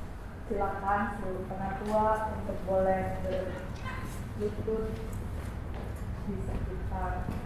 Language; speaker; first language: Indonesian; native; Indonesian